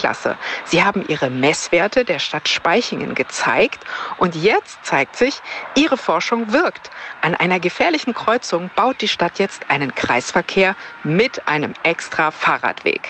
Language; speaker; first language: German; native; German